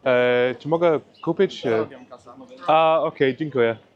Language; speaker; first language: Polish; non-native, learner; English